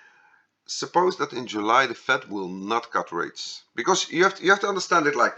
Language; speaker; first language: English; non-native, fluent; Dutch